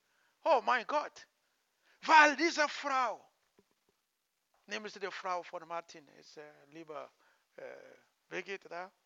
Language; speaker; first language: German; non-native, learner; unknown